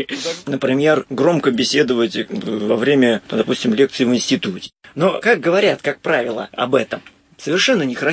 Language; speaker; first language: Russian; native; Russian